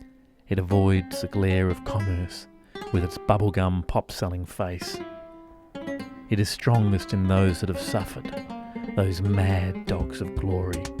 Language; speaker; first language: English; native; English